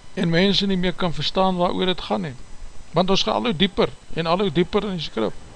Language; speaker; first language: Afrikaans; native; Afrikaans